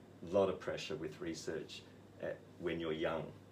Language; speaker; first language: English; native; English